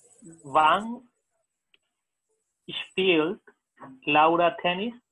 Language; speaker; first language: German; non-native, learner; Spanish